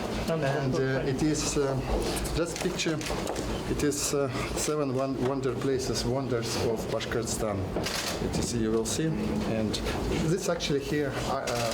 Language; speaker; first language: English; non-native, learner; Russian